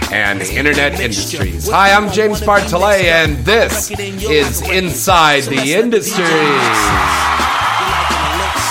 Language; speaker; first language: English; native; English